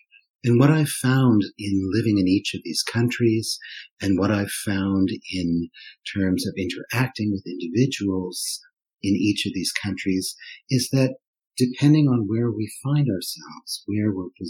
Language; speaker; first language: English; non-native, fluent; German